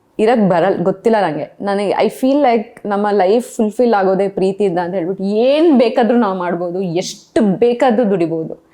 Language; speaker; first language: Kannada; non-native, local second language; Kodava